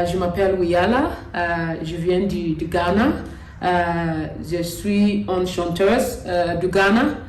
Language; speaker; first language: French; non-native, learner; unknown